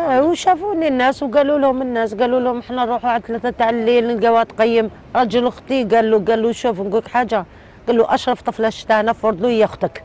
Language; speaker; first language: Arabic; native; Arabic